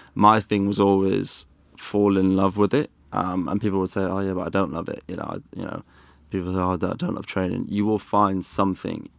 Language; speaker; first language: English; native; English